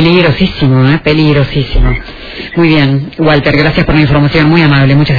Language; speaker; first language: Spanish; native; Spanish